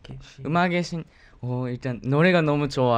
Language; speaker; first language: Korean; non-native, fluent; Japanese